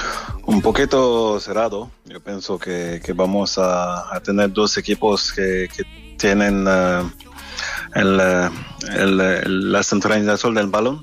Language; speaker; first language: Spanish; non-native, fluent; French